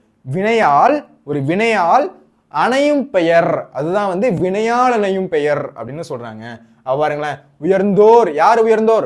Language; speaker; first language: Tamil; native; Tamil